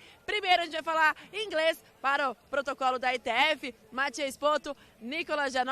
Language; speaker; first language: Portuguese; native; Portuguese